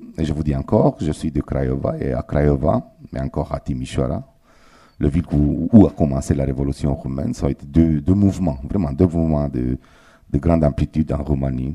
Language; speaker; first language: French; non-native, fluent; Romanian